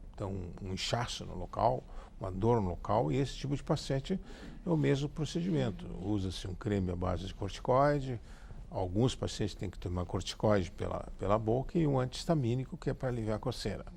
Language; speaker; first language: Portuguese; native; Portuguese